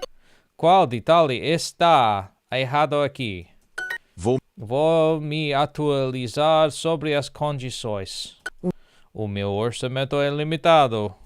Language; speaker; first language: Portuguese; non-native, learner; English